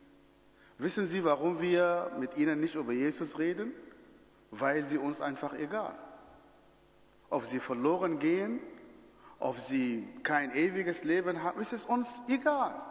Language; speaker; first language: German; non-native, fluent; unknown